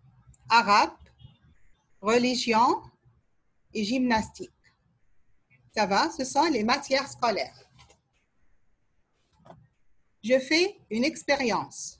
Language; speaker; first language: French; non-native, fluent; Arabic